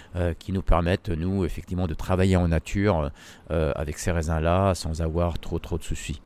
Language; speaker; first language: French; non-native, local second language; Arabic